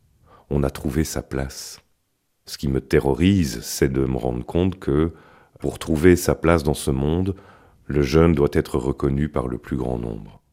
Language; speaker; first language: French; native; French